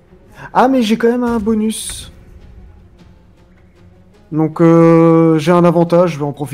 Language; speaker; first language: French; native; French